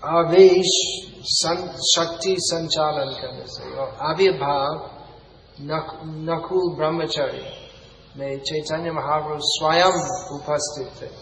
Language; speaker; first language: Hindi; non-native, fluent; English